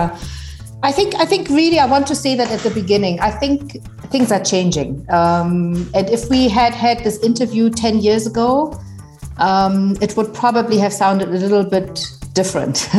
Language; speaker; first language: English; non-native, fluent; German